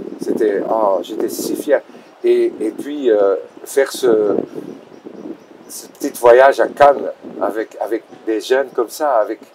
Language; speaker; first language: French; non-native, local second language; Dutch